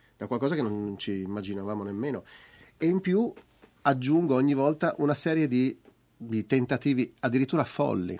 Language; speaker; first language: Italian; native; Italian